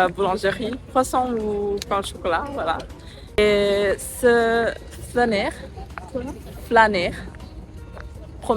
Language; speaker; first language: French; non-native, learner; Thai